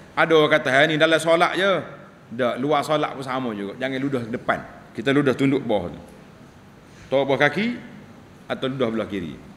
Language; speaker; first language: Malay; native; Malay